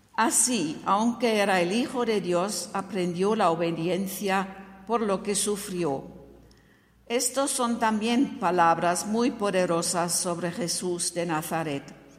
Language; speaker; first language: Spanish; non-native, fluent; German